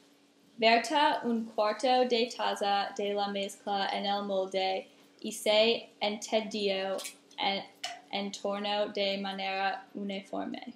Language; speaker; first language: Spanish; non-native, learner; English